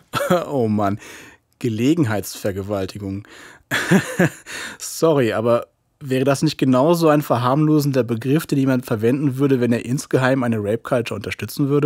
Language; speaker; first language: German; native; German